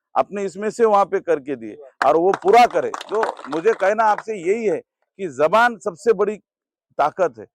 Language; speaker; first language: Hindi; non-native, local second language; Marathi